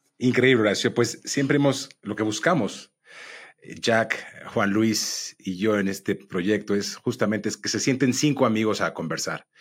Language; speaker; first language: Spanish; native; Spanish